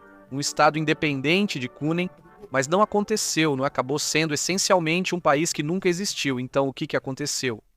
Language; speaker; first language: Portuguese; native; Portuguese